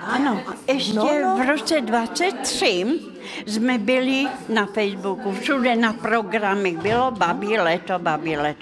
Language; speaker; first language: Czech; non-native, fluent; Russian